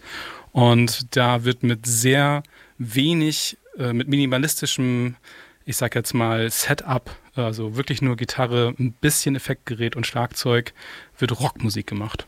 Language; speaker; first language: German; native; German